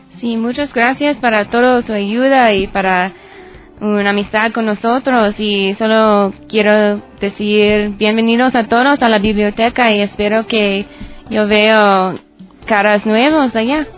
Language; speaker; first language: Spanish; non-native, learner; English